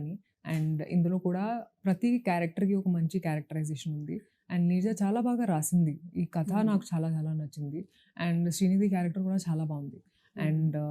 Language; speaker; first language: Telugu; non-native, local second language; Hindi